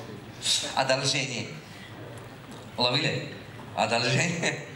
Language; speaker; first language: Russian; non-native, local second language; Tajik